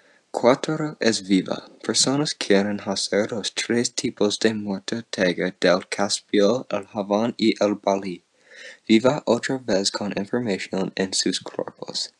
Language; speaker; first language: Spanish; non-native, learner; English